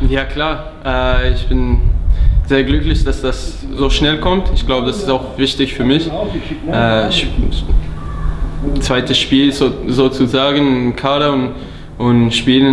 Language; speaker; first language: German; non-native, fluent; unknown